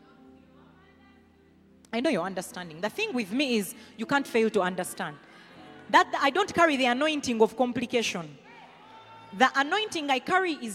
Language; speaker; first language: English; non-native, local second language; Nyankole